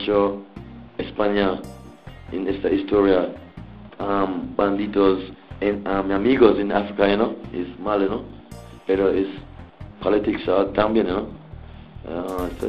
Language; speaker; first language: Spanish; non-native, learner; English